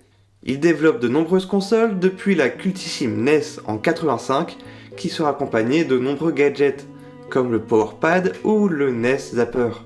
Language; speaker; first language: French; native; French